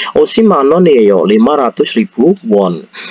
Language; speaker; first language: Korean; non-native, fluent; Indonesian